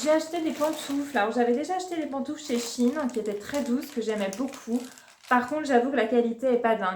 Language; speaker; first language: French; native; French